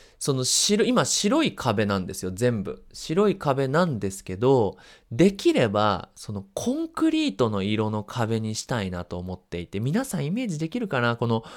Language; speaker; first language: Japanese; native; Japanese